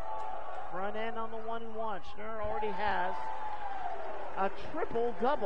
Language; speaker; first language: English; native; English